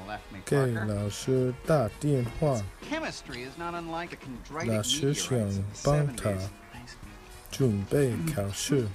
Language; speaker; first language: Chinese; non-native, learner; English